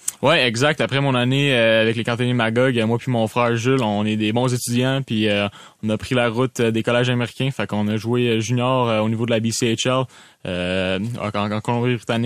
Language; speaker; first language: French; native; French